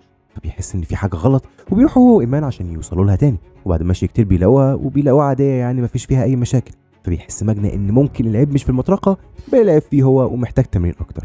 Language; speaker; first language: Arabic; native; Arabic